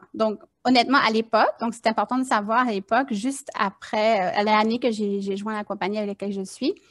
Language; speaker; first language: French; native; French